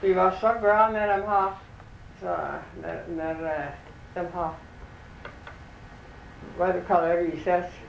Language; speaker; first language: Norwegian; early bilingual, heritage; Norwegian